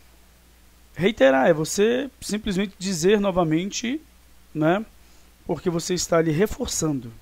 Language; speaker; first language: Portuguese; native; Portuguese